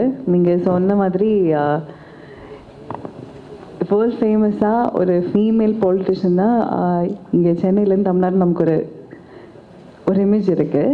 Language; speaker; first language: Tamil; early bilingual, heritage; Tamil